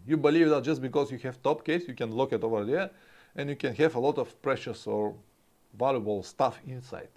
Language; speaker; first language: English; non-native, fluent; Bulgarian